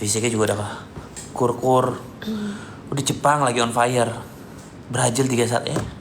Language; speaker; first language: Indonesian; native; Indonesian